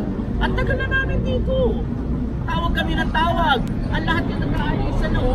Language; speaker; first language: Filipino; native; Filipino